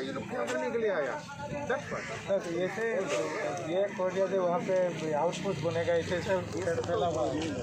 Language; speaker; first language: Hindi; non-native, local second language; Khasi